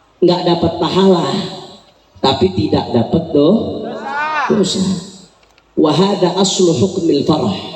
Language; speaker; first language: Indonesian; native; Indonesian